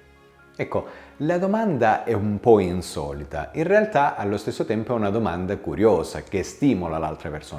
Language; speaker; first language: Italian; native; Italian